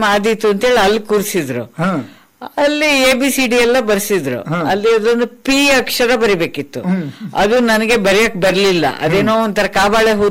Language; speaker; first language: Kannada; non-native, local second language; Konkani